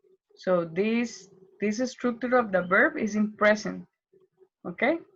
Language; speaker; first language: English; non-native, learner; Spanish